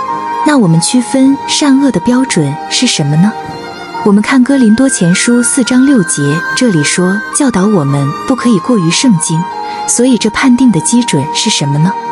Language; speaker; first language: Chinese; native; Chinese